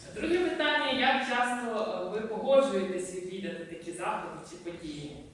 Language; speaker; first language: Ukrainian; non-native, local second language; Russian